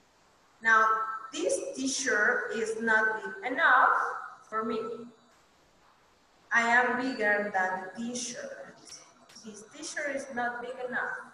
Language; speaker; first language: English; non-native, fluent; Spanish